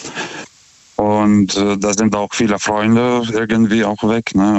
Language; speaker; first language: German; non-native, fluent; Lithuanian